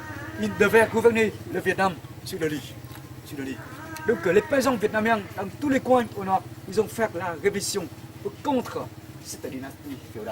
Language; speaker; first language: French; non-native, fluent; Vietnamese